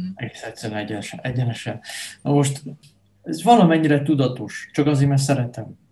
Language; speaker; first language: Hungarian; non-native, fluent; Dutch